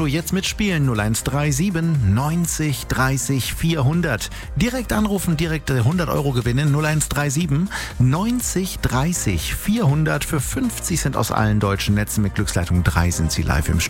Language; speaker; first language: German; native; German